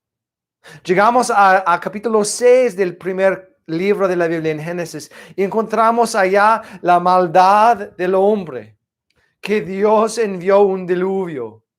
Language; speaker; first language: Spanish; non-native, fluent; English